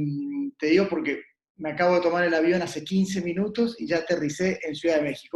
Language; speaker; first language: Spanish; native; Spanish